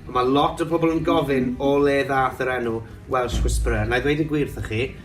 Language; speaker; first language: Welsh; non-native, local second language; English